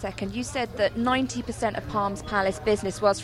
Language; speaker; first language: English; native; English